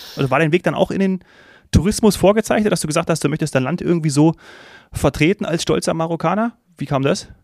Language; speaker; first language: German; native; German